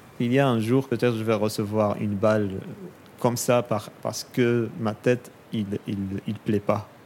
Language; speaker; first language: French; non-native, local second language; Arabic